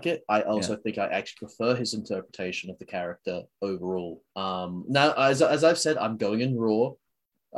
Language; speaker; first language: English; native; English